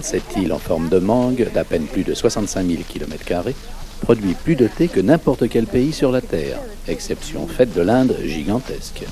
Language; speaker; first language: French; native; French